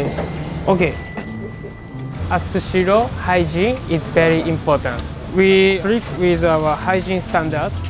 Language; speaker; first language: English; non-native, learner; Japanese